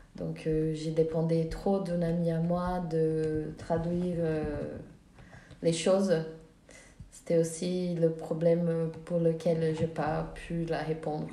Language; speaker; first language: French; non-native, fluent; Portuguese